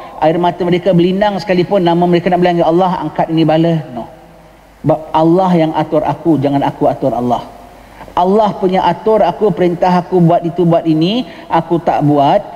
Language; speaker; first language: Malay; native; Malay